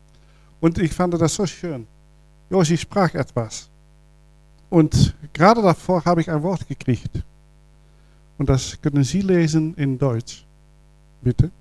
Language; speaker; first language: German; non-native, learner; Dutch